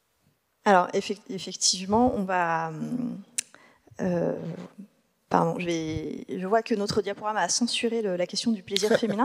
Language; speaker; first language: French; native; French